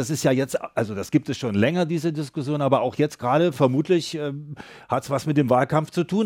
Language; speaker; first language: German; native; German